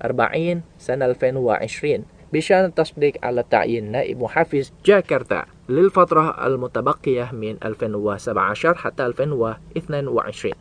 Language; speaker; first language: Arabic; non-native, fluent; Indonesian